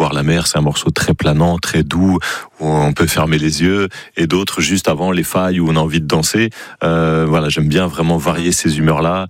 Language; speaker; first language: French; native; French